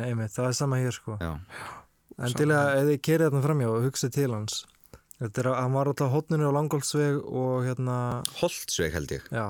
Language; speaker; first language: Icelandic; early bilingual, heritage; Icelandic